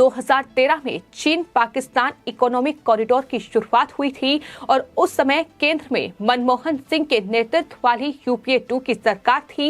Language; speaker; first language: Hindi; native; Hindi